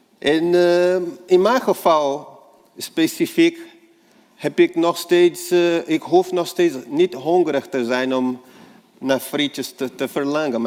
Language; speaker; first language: Dutch; non-native, fluent; Portuguese